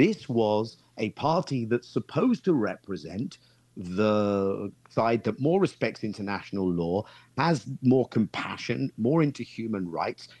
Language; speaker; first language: English; native; English